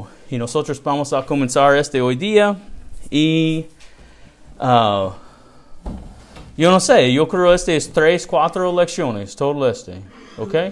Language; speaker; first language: Spanish; non-native, learner; English